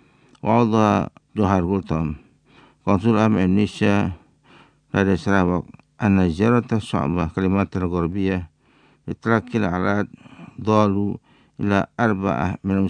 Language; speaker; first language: Arabic; non-native, fluent; Indonesian